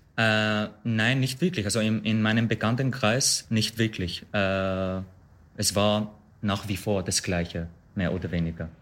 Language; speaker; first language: German; non-native, fluent; Arabic